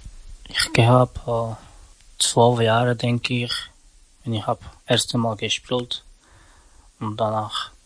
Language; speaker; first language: German; non-native, learner; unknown